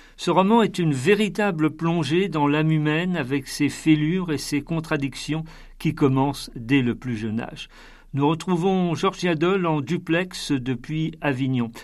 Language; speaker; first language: French; native; French